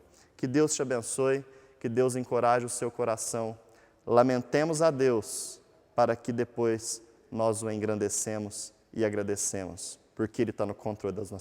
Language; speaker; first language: Portuguese; native; Portuguese